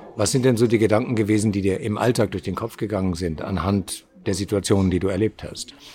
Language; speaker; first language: German; native; German